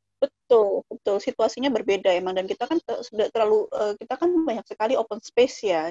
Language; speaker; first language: Indonesian; native; Indonesian